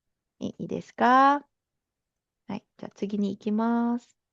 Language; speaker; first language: Japanese; non-native, fluent; Filipino